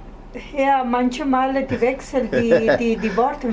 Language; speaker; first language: German; non-native, learner; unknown